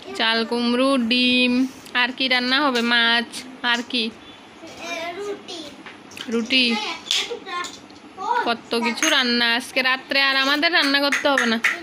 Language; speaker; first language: Bangla; native; Bangla